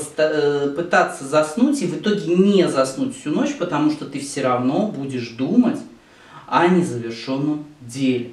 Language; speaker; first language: Russian; native; Russian